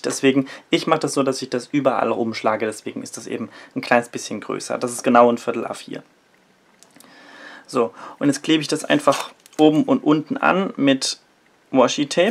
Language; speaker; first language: German; native; German